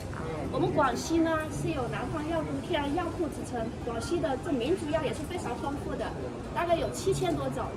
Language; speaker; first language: Chinese; native; Chinese